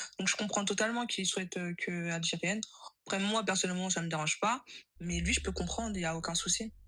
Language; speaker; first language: French; early bilingual, other home language; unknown